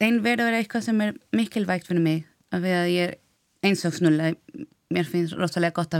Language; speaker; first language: Icelandic; non-native, learner; Spanish